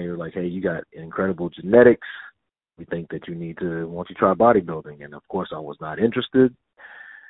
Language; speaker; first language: English; native; English